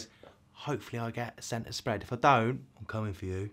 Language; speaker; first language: English; native; English